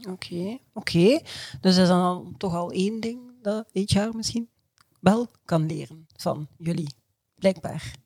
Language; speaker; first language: Dutch; native; Dutch